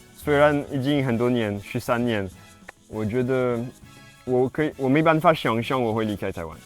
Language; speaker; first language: Chinese; non-native, fluent; French